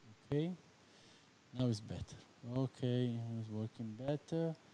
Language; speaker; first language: English; non-native, fluent; Italian